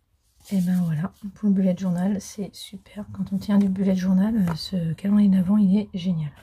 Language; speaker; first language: French; native; French